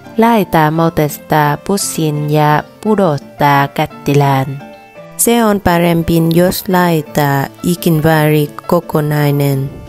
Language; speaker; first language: Finnish; non-native, learner; Vietnamese